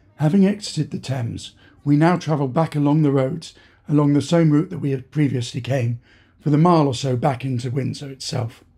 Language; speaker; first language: English; native; English